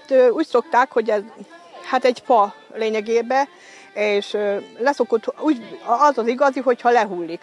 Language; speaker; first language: Hungarian; native; Hungarian